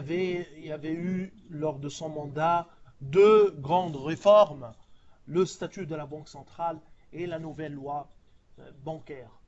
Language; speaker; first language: French; non-native, local second language; Arabic